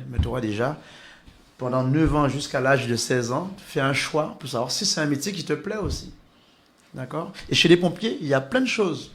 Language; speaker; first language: French; native; French